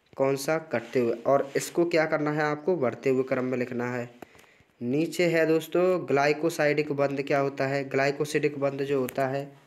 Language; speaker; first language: Hindi; native; Hindi